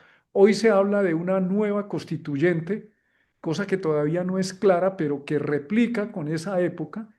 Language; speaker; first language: Spanish; native; Spanish